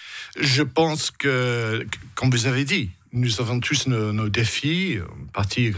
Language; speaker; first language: French; non-native, fluent; English